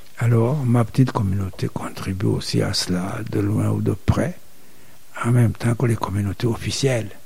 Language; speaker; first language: French; non-native, local second language; Rundi